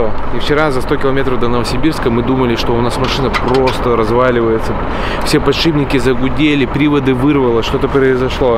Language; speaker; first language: Russian; native; Russian